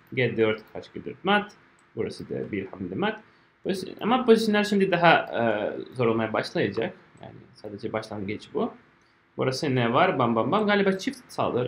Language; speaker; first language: Turkish; non-native, fluent; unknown